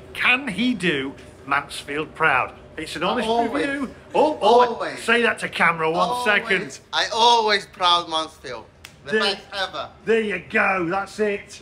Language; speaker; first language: English; native; English